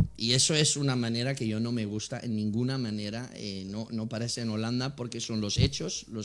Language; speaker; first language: Spanish; non-native, fluent; Dutch